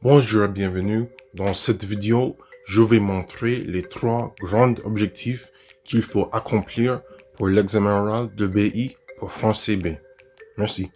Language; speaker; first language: French; non-native, fluent; English